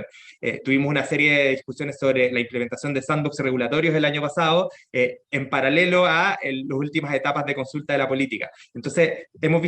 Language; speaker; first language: Spanish; native; Spanish